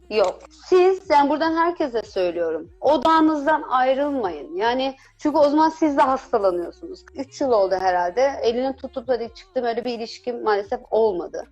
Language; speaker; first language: Turkish; early bilingual, heritage; Turkish